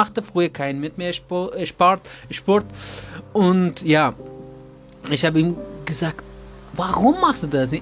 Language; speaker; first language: German; non-native, learner; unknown